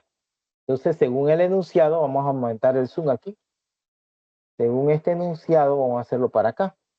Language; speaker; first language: Spanish; native; Spanish